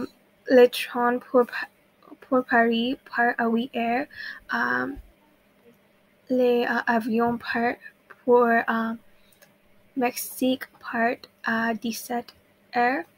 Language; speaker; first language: French; non-native, learner; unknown